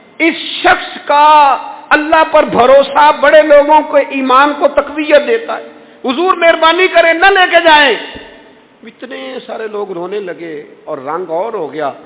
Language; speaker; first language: Urdu; non-native, local second language; Punjabi